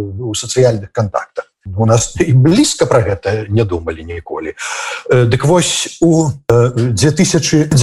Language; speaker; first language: Belarusian; native; Belarusian